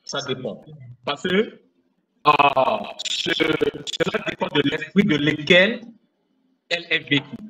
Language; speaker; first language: French; non-native, fluent; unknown